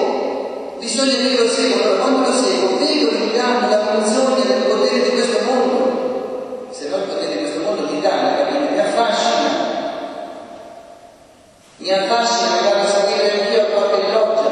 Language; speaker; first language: Italian; native; Italian